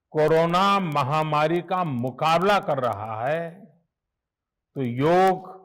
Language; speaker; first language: Hindi; non-native, local second language; Gujarati